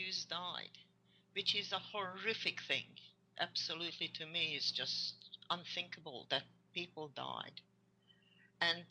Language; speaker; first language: English; non-native, fluent; Hungarian